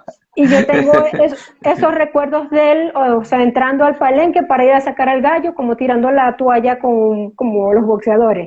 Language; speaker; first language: Spanish; native; Spanish